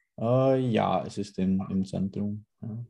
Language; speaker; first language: German; non-native, learner; Czech